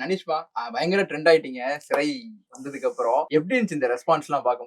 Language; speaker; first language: Tamil; native; Tamil